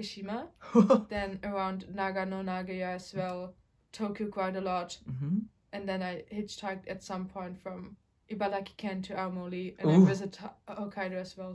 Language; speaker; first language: English; non-native, fluent; German